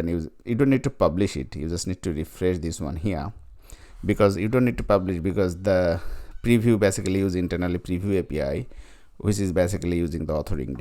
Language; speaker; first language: English; non-native, fluent; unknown